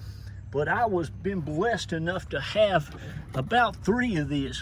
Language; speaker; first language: English; native; English